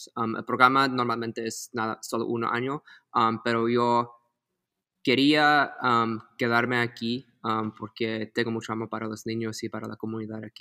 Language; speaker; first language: Spanish; early bilingual, heritage; Spanish